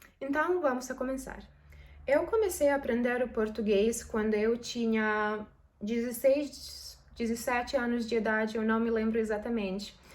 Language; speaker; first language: Portuguese; non-native, fluent; Serbian